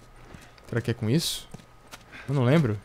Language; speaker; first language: Portuguese; native; Portuguese